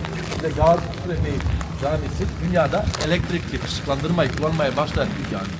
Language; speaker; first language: Turkish; native; Turkish